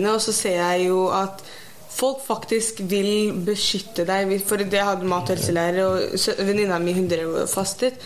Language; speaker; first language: Norwegian; early bilingual, other home language; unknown